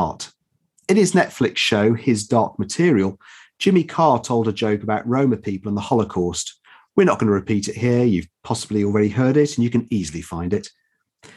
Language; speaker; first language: English; native; English